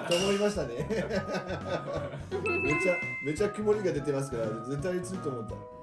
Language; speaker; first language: Japanese; non-native, learner; French